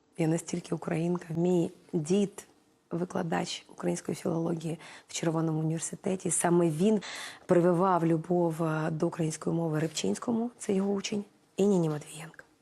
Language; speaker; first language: Ukrainian; non-native, local second language; Russian